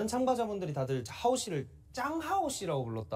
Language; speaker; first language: Korean; native; Korean